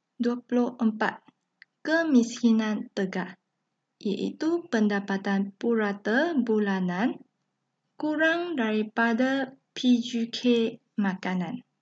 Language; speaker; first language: Malay; non-native, local second language; Chinese